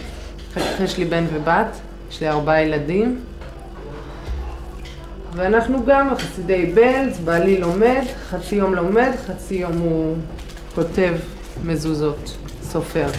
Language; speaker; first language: Hebrew; non-native, local second language; Yiddish